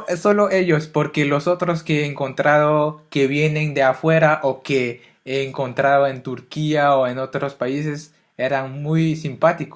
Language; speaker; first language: Spanish; non-native, fluent; French